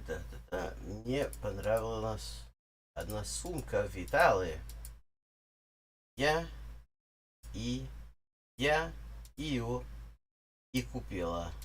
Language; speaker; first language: Russian; non-native, learner; English